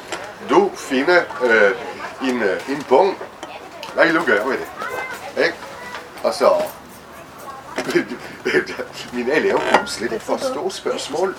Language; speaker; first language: Danish; non-native, fluent; French